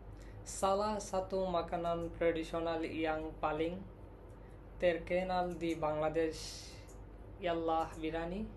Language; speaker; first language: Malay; non-native, learner; Bangla